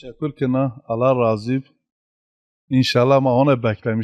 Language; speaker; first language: Turkish; non-native, local second language; Zaza